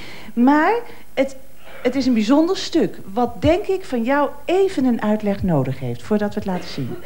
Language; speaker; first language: Dutch; native; Dutch